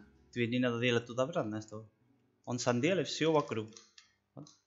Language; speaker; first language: Russian; non-native, learner; Spanish